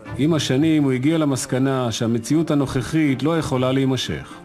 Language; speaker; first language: Hebrew; native; Hebrew